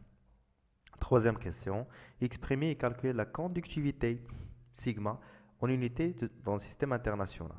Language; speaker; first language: French; non-native, local second language; Arabic